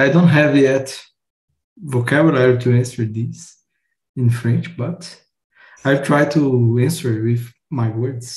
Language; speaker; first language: English; non-native, fluent; Portuguese